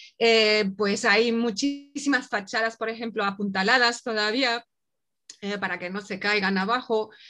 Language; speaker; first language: Spanish; early bilingual, other home language; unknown